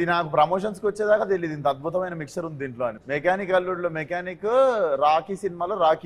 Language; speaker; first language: Telugu; native; Telugu